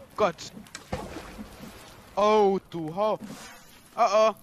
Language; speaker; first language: German; native; German